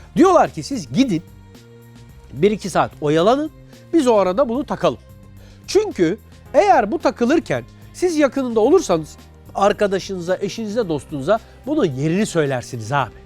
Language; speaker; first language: Turkish; native; Turkish